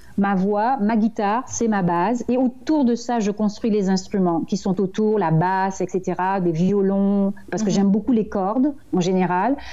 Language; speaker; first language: French; native; French